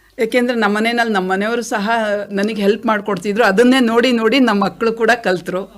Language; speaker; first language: Kannada; non-native, local second language; Malayalam